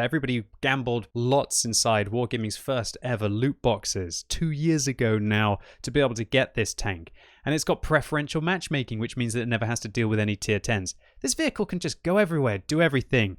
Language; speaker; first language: English; native; English